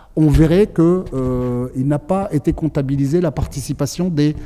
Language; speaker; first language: French; native; French